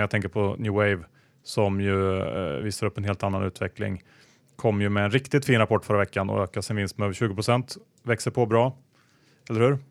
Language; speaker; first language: Swedish; native; Swedish